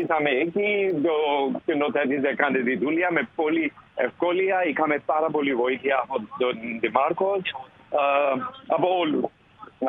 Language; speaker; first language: Greek; non-native, learner; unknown